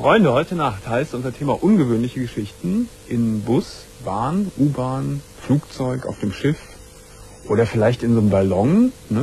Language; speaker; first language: German; native; German